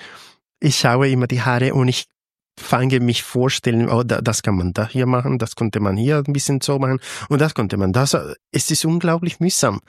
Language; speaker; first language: German; non-native, fluent; Spanish